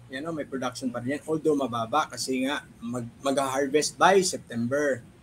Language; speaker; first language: English; non-native, local second language; Filipino